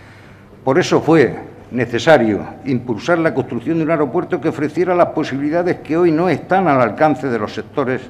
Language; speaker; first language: Spanish; native; Spanish